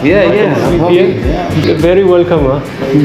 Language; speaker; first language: English; non-native, learner; Burmese